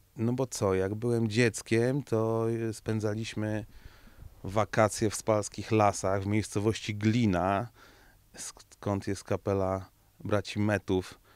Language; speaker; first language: Polish; early bilingual, heritage; Polish